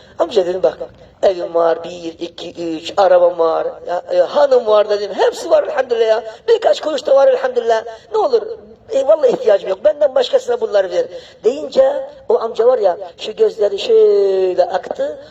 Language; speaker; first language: Turkish; non-native, fluent; Arabic